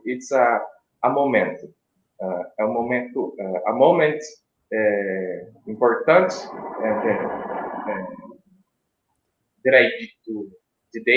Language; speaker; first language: English; non-native, learner; Portuguese